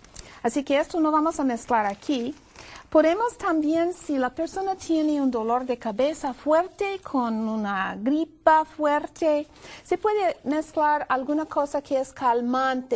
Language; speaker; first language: Spanish; non-native, fluent; English